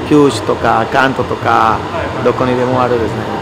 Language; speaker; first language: Japanese; non-native, learner; Spanish